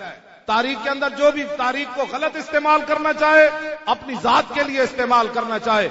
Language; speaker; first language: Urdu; non-native, local second language; Punjabi